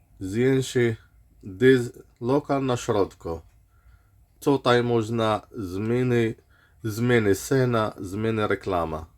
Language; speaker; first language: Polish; non-native, learner; Arabic